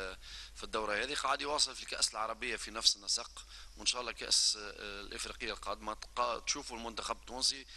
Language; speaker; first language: Arabic; native; Arabic